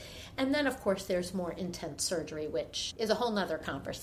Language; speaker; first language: English; native; English